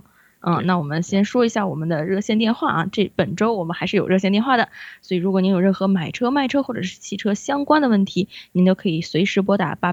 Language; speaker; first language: Chinese; native; Chinese